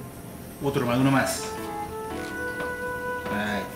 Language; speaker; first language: Spanish; non-native, learner; Japanese